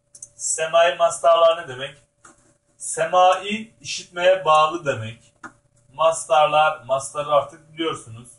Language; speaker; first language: Turkish; native; Turkish